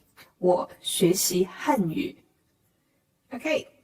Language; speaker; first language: Chinese; non-native, fluent; Khmer